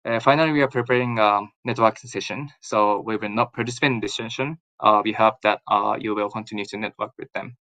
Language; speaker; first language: English; non-native, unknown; Japanese